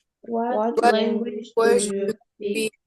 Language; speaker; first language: English; non-native, learner; Spanish